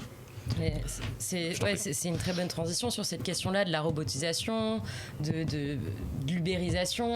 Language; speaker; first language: French; native; French